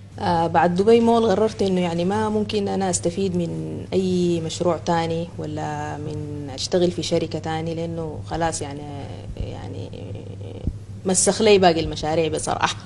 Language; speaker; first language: Arabic; native; Arabic